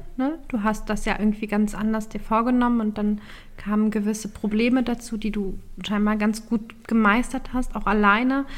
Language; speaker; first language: German; early bilingual, other home language; Turkish